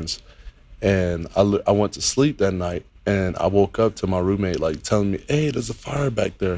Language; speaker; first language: English; native; English